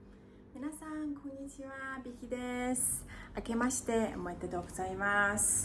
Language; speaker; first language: Japanese; non-native, fluent; Chinese